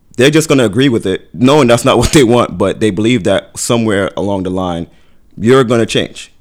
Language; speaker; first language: English; native; English